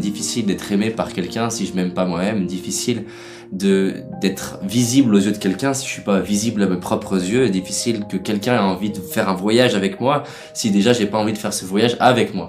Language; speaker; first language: French; native; French